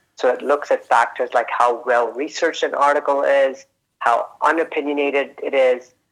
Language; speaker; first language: English; early bilingual, other home language; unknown